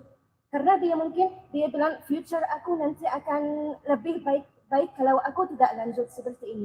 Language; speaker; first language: Indonesian; non-native, learner; Arabic